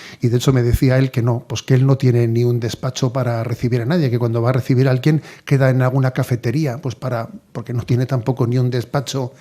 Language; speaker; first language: Spanish; native; Spanish